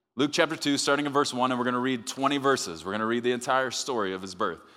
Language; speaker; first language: English; native; English